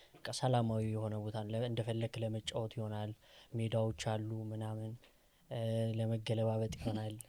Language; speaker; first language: Amharic; native; Amharic